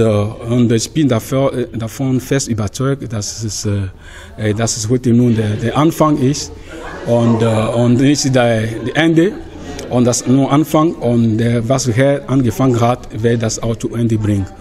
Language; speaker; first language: German; non-native, learner; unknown